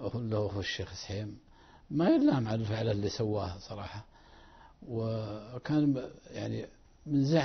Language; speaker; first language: Arabic; native; Arabic